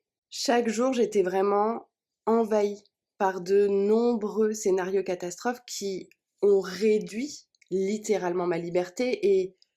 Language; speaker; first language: French; native; French